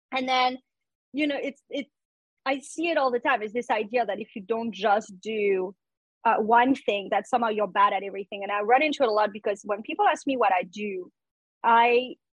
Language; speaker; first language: English; non-native, fluent; French